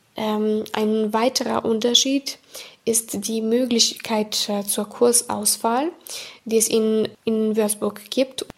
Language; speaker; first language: German; non-native, fluent; Serbian